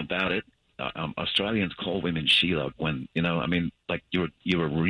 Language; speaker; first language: English; native; English